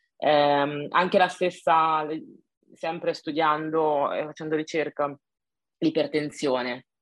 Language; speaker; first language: Italian; early bilingual, other home language; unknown